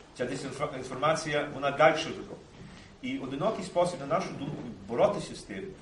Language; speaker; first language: Ukrainian; early bilingual, heritage; Ukrainian